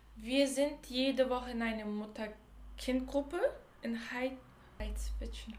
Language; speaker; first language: German; early bilingual, other home language; Turkish